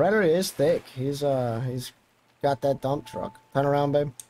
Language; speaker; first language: English; native; English